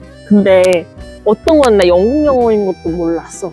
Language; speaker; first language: Korean; non-native, fluent; English